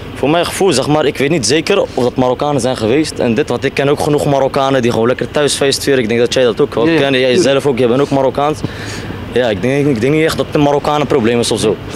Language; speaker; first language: Dutch; early bilingual, other home language; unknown